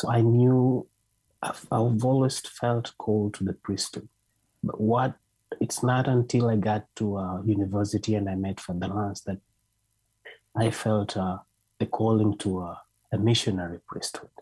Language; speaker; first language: English; non-native, local second language; Luyia